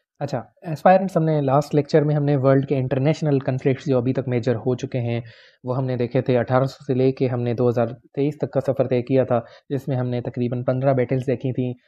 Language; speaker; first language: Urdu; non-native, local second language; Punjabi